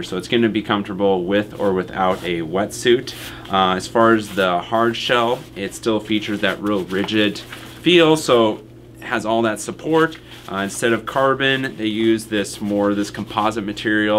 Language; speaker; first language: English; native; English